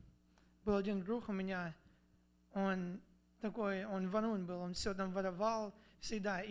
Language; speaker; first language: Russian; early bilingual, other home language; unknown